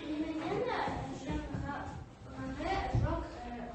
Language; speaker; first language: Kazakh; non-native, local second language; Russian